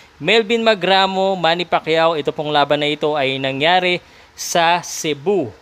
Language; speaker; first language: Filipino; native; Filipino